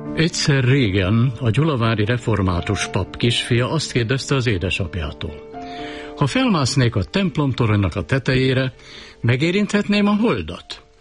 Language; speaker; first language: Hungarian; native; Hungarian